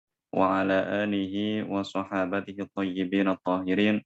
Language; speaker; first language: Arabic; non-native, fluent; Indonesian